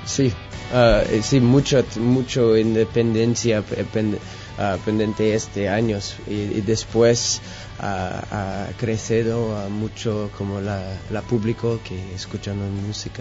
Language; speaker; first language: Spanish; non-native, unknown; English